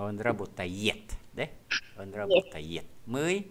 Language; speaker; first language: Russian; non-native, fluent; Vietnamese